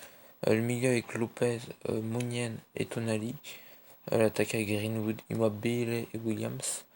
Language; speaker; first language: French; native; French